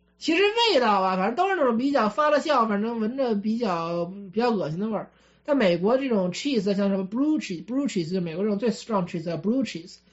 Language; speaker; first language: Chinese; native; Chinese